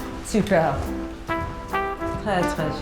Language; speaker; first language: French; non-native, learner; English